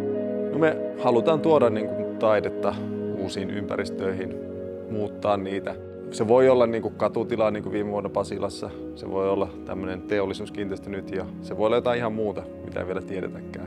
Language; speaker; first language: Finnish; native; Finnish